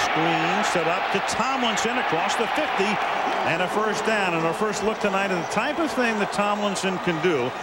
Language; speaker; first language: English; native; English